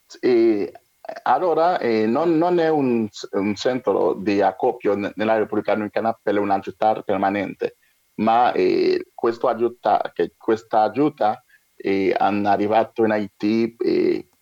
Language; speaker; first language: Italian; non-native, learner; French